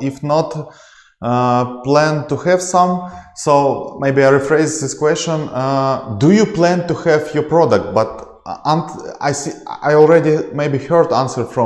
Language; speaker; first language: English; non-native, learner; Ukrainian